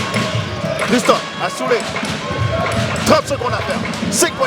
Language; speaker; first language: French; native; French